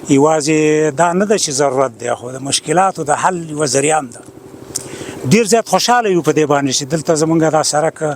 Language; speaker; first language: Pashto; native; Pashto